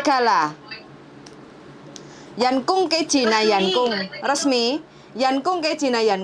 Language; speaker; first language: Cantonese; non-native, learner; Javanese